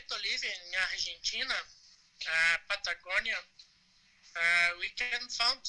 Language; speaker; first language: English; non-native, learner; Portuguese